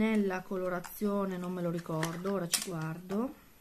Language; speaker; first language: Italian; native; Italian